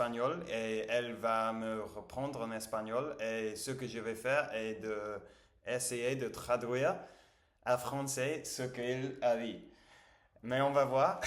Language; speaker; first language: French; non-native, learner; English